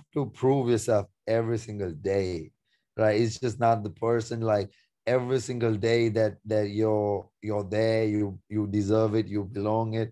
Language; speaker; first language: English; non-native, local second language; Sinhala